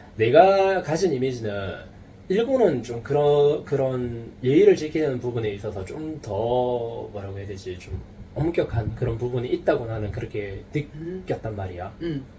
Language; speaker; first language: Korean; native; Korean